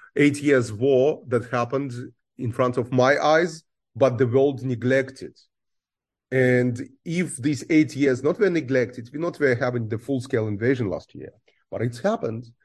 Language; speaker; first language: English; non-native, fluent; Russian